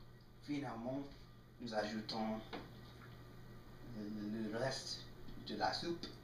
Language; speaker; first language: French; non-native, learner; English